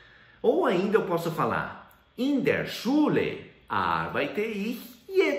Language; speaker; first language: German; non-native, fluent; Portuguese